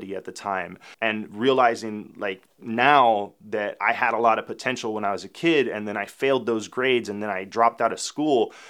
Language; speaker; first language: English; native; English